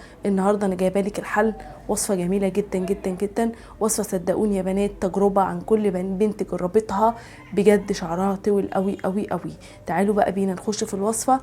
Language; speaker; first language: Arabic; native; Arabic